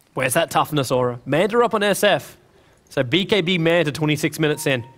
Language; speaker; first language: English; native; English